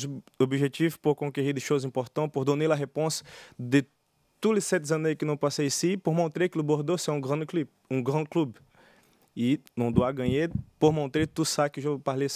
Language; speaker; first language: French; non-native, learner; Portuguese